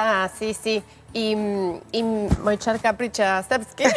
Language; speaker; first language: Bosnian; non-native, learner; Spanish